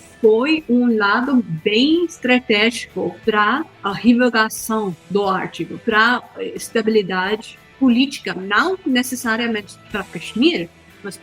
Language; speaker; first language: Portuguese; non-native, fluent; Hindi